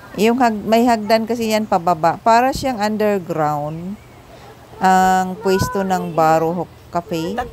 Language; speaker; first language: Filipino; non-native, local second language; Cebuano